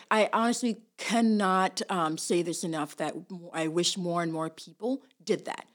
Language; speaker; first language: English; early bilingual, other home language; Somali